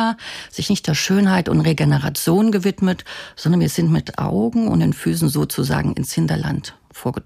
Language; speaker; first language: German; native; German